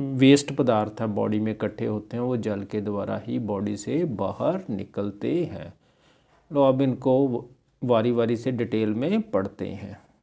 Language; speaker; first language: Hindi; non-native, local second language; Punjabi